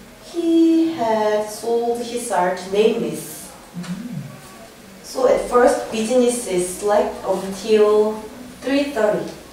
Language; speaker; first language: English; non-native, learner; Korean